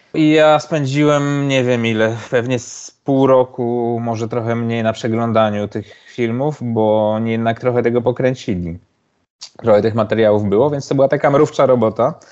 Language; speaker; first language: Polish; native; Polish